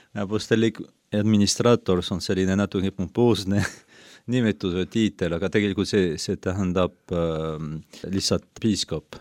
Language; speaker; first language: Estonian; non-native, fluent; French